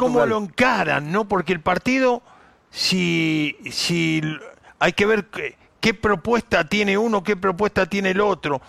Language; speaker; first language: Spanish; native; Spanish